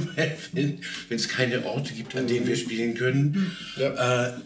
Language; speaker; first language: German; native; German